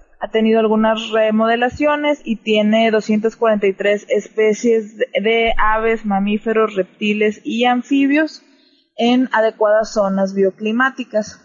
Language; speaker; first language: Spanish; native; Spanish